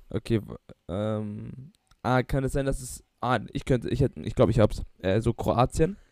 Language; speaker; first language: German; native; German